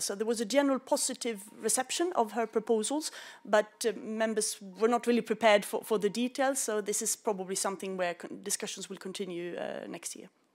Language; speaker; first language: English; non-native, fluent; Swedish